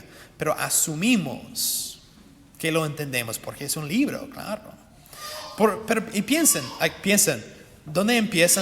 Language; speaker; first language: Spanish; non-native, fluent; English